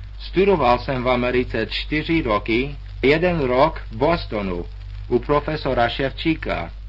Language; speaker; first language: Czech; early bilingual, heritage; Czech